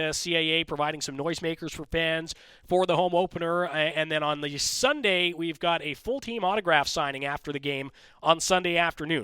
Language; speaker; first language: English; native; English